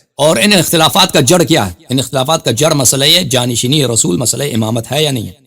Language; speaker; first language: Urdu; non-native, fluent; Persian